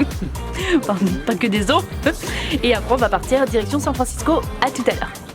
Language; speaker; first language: French; native; French